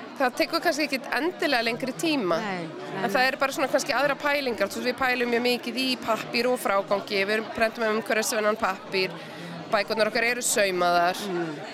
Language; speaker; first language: Icelandic; native; Icelandic